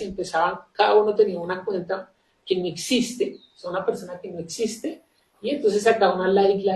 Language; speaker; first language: Spanish; native; Spanish